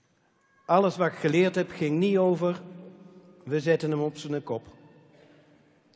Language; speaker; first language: Dutch; native; Dutch